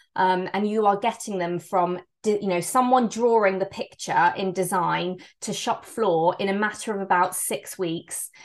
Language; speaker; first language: English; native; English